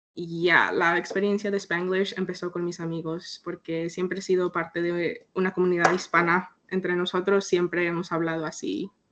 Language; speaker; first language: Spanish; early bilingual, heritage; Spanish